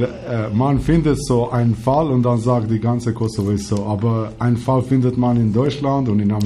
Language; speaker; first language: German; non-native, learner; Albanian